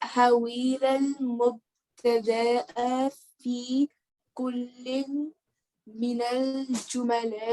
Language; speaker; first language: Arabic; non-native, learner; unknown